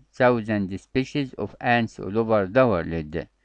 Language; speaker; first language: English; non-native, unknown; Arabic